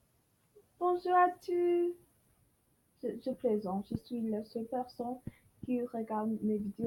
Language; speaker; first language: French; non-native, learner; English